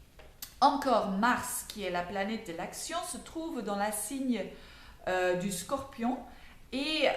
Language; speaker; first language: French; non-native, fluent; Dutch